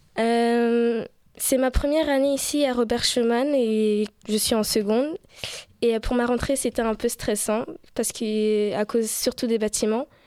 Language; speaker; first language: French; early bilingual, other home language; Portuguese